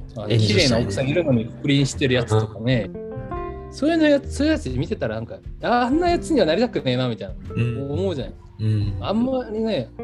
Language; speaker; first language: Japanese; non-native, fluent; Korean